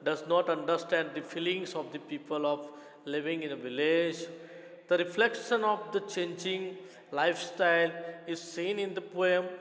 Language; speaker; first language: English; non-native, local second language; Gujarati